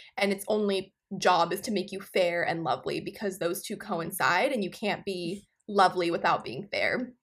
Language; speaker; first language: English; non-native, local second language; Punjabi